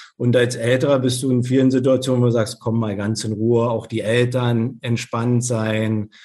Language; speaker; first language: German; native; German